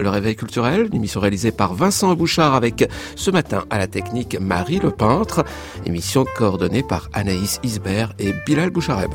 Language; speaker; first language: French; native; French